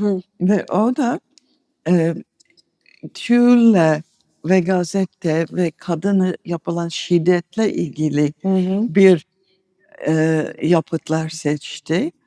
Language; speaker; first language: Turkish; non-native, fluent; English